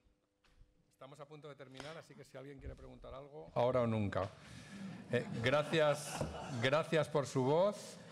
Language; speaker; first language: Spanish; native; Spanish